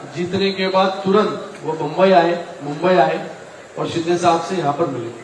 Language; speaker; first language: Hindi; non-native, local second language; Marathi